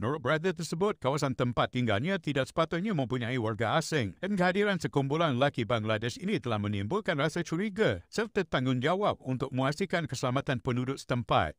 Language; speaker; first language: Malay; native; Malay